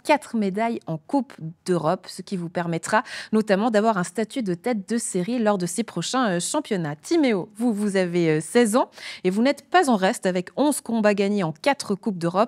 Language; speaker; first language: French; native; French